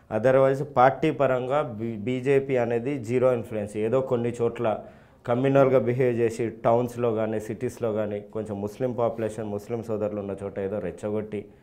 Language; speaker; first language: Telugu; native; Telugu